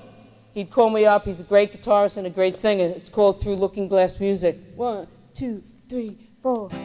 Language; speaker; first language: English; native; English